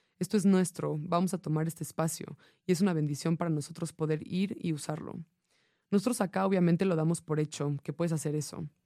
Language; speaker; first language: Spanish; non-native, fluent; English